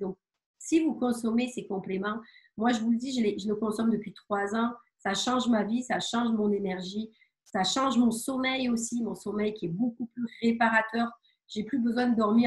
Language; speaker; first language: French; native; French